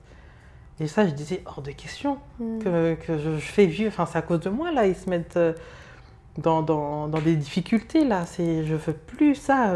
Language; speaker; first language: French; early bilingual, other home language; Lingala